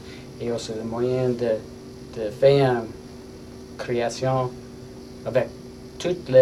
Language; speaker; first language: French; non-native, learner; English